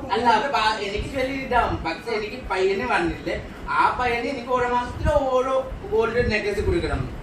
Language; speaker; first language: Malayalam; non-native, learner; Assamese